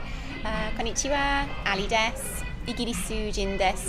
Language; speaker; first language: Japanese; non-native, learner; English